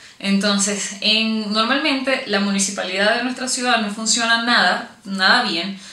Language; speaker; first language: Spanish; native; Spanish